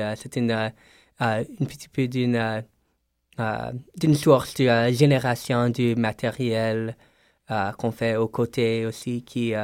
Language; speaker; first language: French; non-native, local second language; English